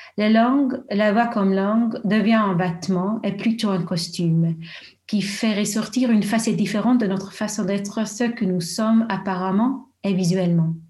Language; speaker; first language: French; non-native, local second language; German